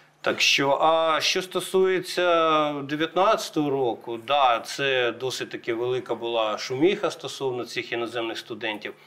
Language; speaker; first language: Ukrainian; native; Ukrainian